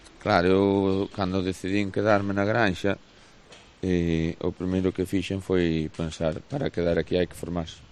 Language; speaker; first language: Galician; native; Galician